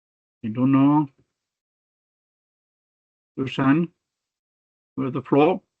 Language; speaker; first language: English; non-native, fluent; French